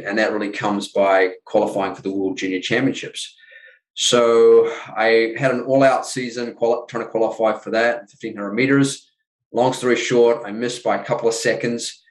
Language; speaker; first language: English; native; English